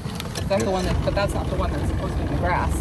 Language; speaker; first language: English; native; English